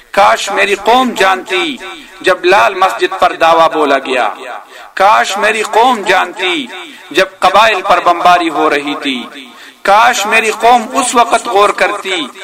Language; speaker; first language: Urdu; non-native, local second language; Pashto